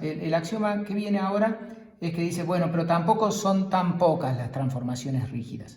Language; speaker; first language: Spanish; native; Spanish